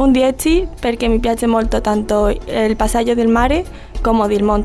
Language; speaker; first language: Italian; non-native, learner; Spanish